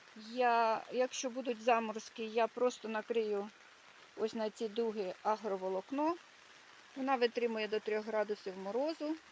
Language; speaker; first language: Ukrainian; native; Ukrainian